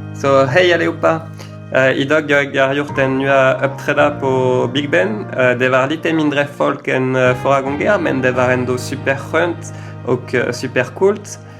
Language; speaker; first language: Swedish; non-native, learner; French